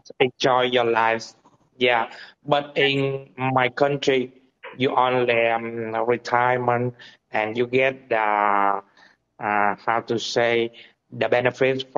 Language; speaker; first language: English; non-native, learner; Vietnamese